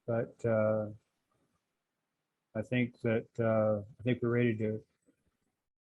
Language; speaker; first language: English; native; English